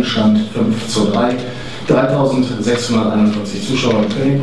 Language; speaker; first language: German; native; German